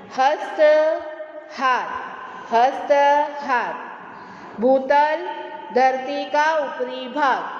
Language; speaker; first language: Hindi; non-native, local second language; Gujarati